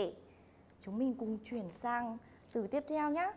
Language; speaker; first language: Vietnamese; native; Vietnamese